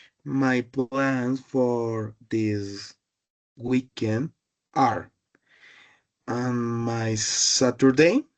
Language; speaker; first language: English; non-native, learner; Spanish